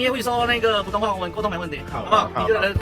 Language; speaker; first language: Chinese; native; Chinese